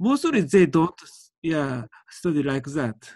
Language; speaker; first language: English; non-native, learner; Japanese